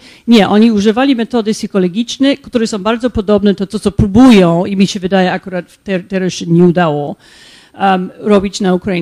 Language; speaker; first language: Polish; non-native, fluent; English